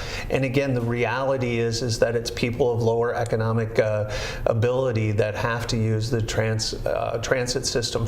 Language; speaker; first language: English; native; English